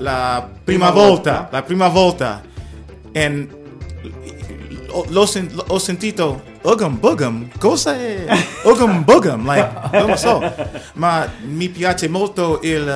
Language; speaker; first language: Italian; non-native, learner; English